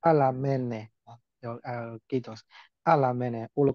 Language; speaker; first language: Finnish; non-native, learner; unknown